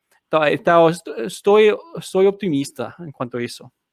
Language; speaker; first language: Portuguese; non-native, learner; English